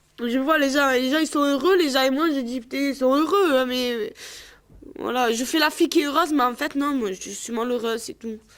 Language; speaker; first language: French; native; French